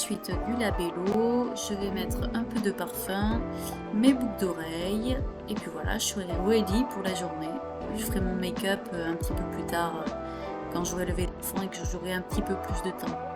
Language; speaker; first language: French; native; French